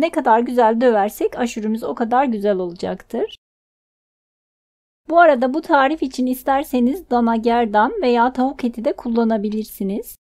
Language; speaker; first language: Turkish; native; Turkish